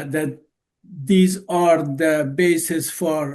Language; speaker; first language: English; non-native, fluent; Persian